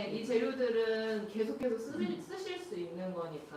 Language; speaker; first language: Korean; native; Korean